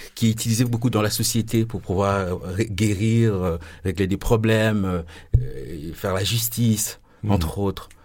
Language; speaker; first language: French; non-native, local second language; Lingala